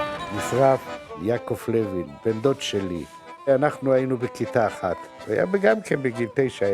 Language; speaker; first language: Hebrew; non-native, fluent; Yiddish